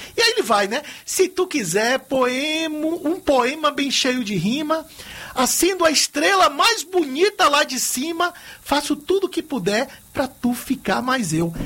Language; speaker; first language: Portuguese; native; Portuguese